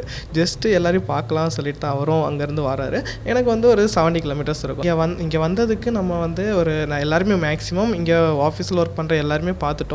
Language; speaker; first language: Tamil; native; Tamil